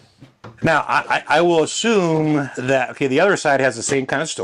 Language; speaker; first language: English; native; English